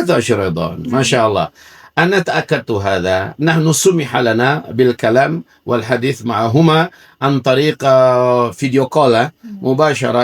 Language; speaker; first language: Arabic; non-native, fluent; Indonesian